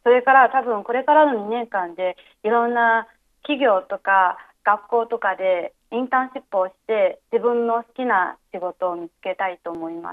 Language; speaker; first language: Japanese; non-native, fluent; Chinese